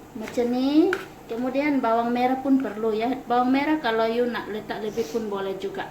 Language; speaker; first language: Malay; non-native, local second language; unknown